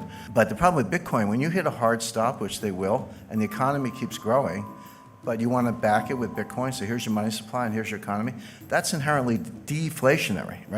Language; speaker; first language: English; native; English